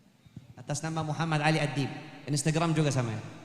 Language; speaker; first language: Malay; native; Malay